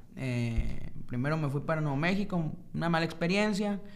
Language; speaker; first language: Spanish; native; Spanish